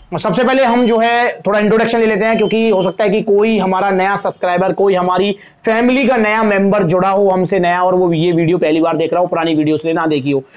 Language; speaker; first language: Hindi; native; Hindi